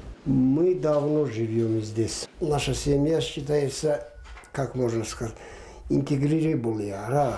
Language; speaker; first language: Russian; non-native, local second language; Azerbaijani